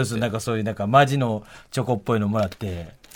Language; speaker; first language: Japanese; native; Japanese